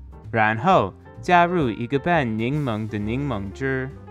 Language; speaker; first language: Chinese; non-native, fluent; English